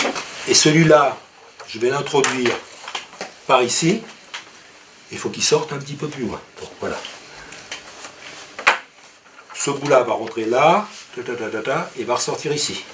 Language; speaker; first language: French; native; French